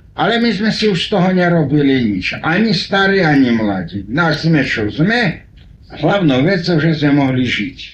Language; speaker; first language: Slovak; native; Slovak